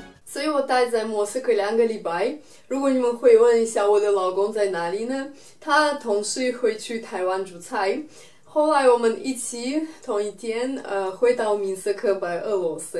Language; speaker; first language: Chinese; non-native, fluent; Russian